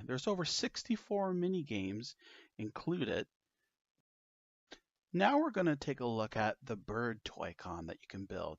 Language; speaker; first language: English; native; English